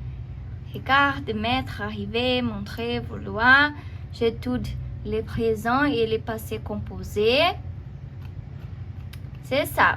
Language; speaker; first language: French; non-native, learner; Portuguese